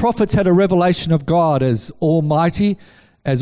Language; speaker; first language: English; native; English